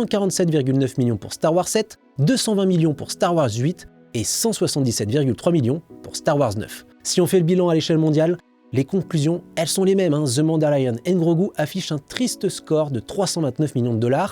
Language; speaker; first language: French; native; French